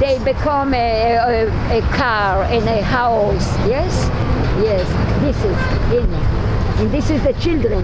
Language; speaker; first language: English; non-native, learner; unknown